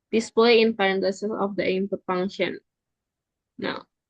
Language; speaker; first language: English; non-native, fluent; Indonesian